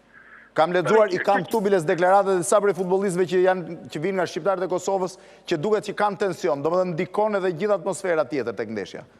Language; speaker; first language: Albanian; native; Albanian